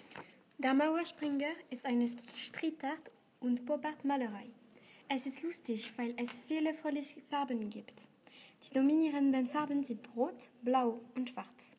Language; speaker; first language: German; non-native, learner; French